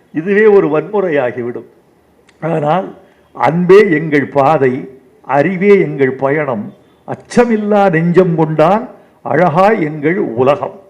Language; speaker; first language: Tamil; native; Tamil